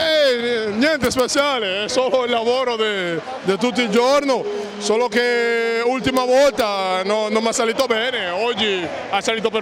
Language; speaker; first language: Italian; non-native, learner; Spanish